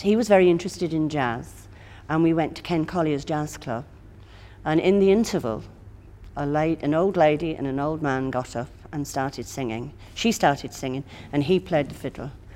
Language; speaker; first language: English; native; English